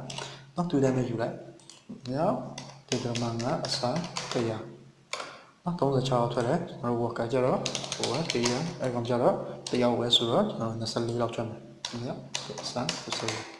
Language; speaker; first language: Burmese; native; Burmese